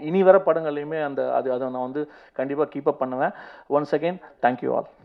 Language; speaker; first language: Tamil; native; Tamil